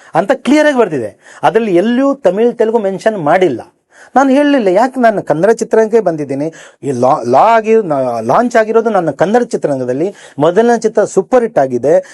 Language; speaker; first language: Kannada; native; Kannada